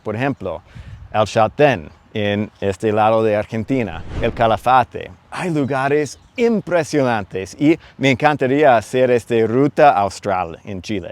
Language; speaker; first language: Spanish; non-native, fluent; English